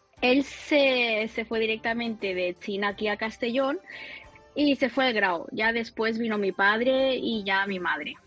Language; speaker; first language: Spanish; early bilingual, other home language; Wu Chinese